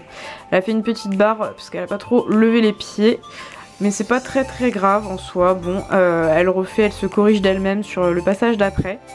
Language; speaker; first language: French; native; French